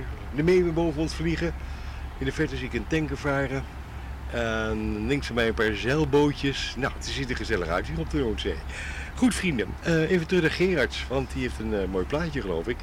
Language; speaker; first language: Dutch; native; Dutch